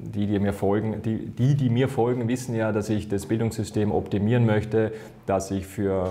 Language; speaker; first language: German; native; German